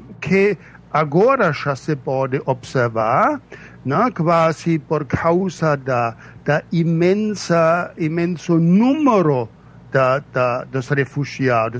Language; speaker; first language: Portuguese; non-native, fluent; German